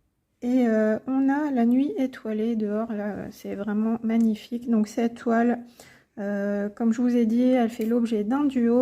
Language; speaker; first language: French; native; French